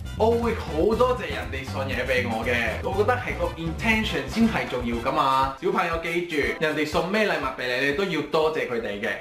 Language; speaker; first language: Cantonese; non-native, fluent; Spanish